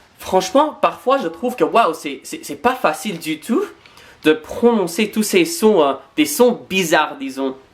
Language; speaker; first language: French; non-native, fluent; English